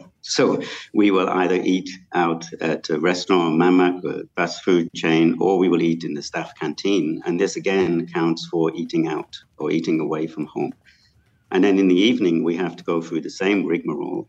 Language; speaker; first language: English; native; English